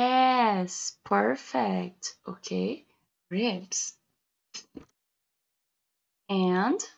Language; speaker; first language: English; non-native, learner; Portuguese